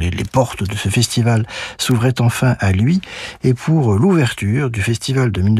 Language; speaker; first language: French; native; French